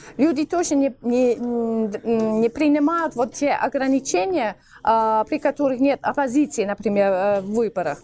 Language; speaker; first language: Russian; non-native, fluent; English